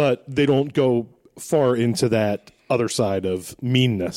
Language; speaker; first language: English; native; English